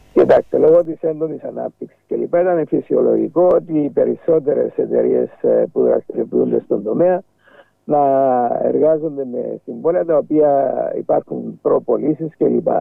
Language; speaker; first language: Greek; native; Greek